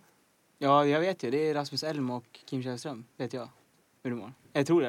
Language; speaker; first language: Swedish; native; Swedish